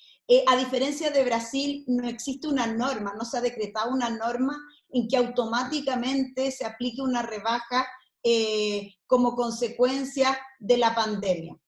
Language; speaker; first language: Spanish; native; Spanish